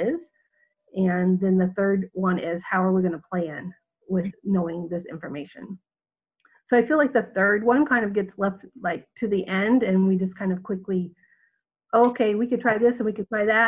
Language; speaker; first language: English; native; English